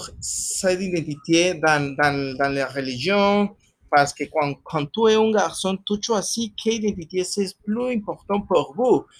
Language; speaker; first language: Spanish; non-native, learner; French